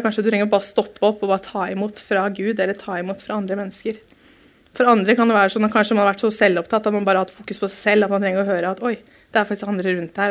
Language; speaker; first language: Norwegian; native; Norwegian